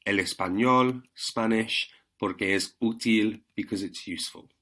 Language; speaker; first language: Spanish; non-native, fluent; English